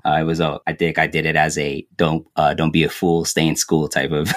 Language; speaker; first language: English; native; English